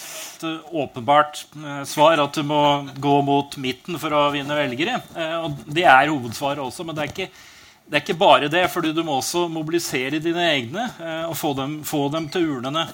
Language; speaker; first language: Norwegian; native; Norwegian